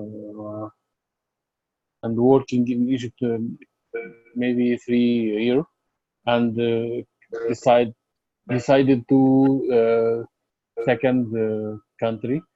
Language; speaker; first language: English; non-native, learner; Arabic